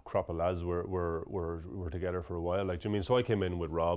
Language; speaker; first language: English; native; English